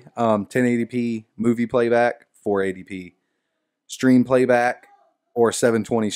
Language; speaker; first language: English; native; English